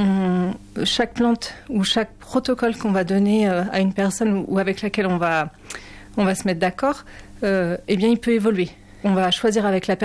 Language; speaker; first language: French; native; French